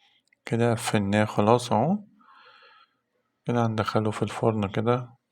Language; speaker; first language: Arabic; native; Arabic